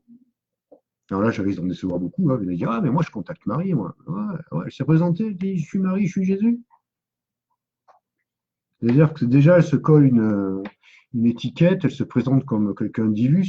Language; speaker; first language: French; native; French